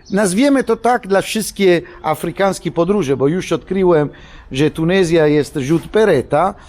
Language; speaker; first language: Polish; non-native, fluent; Italian